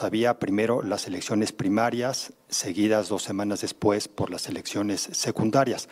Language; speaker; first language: Spanish; native; Spanish